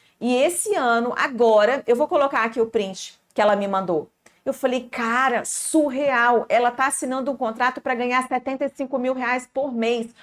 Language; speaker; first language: Portuguese; native; Portuguese